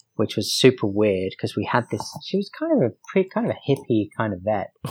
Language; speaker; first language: English; native; English